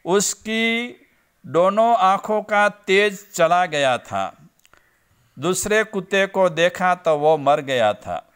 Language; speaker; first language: Hindi; non-native, local second language; Gujarati